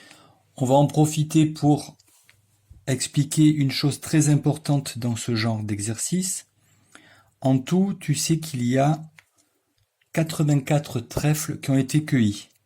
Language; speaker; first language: French; native; French